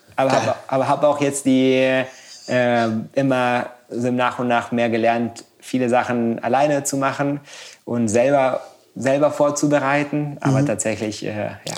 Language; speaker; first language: German; non-native, fluent; Spanish